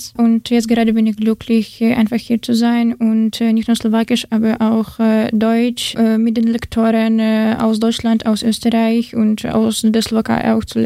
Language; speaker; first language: German; non-native, learner; Ukrainian